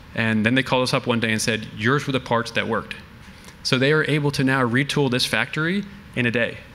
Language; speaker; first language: English; native; English